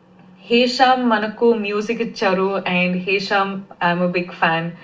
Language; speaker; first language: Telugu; non-native, fluent; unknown